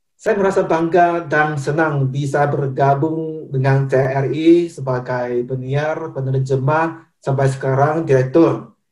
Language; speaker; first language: Indonesian; non-native, fluent; Chinese